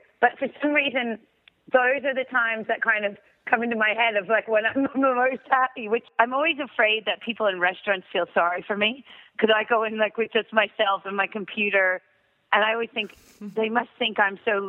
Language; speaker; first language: English; native; English